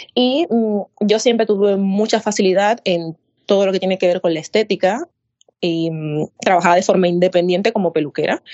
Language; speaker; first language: Spanish; native; Spanish